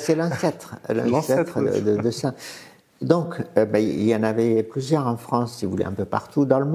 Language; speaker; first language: French; non-native, fluent; Arabic